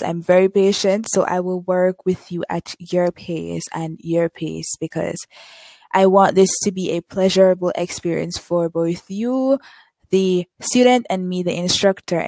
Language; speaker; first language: English; native; English